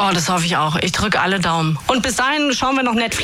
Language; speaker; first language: German; native; German